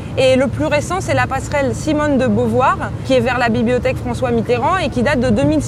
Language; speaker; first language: French; native; French